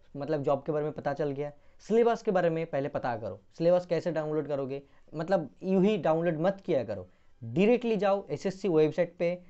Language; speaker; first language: Hindi; non-native, local second language; Bangla